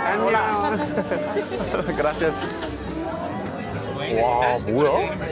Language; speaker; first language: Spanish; non-native, learner; Korean